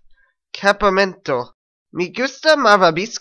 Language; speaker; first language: Spanish; non-native, learner; English